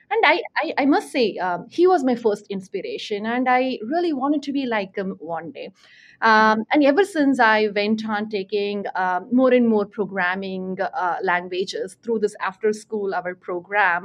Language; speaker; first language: English; non-native, local second language; Tamil